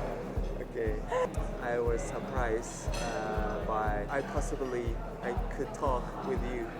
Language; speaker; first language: English; non-native, learner; Japanese